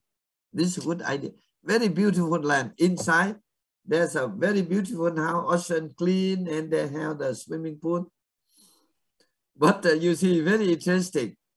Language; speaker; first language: English; non-native, fluent; Vietnamese